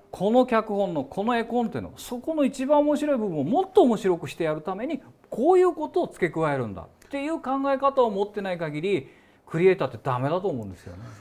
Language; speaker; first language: Japanese; native; Japanese